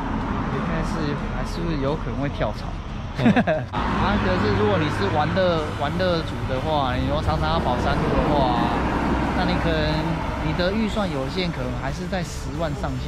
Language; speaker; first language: Chinese; native; Chinese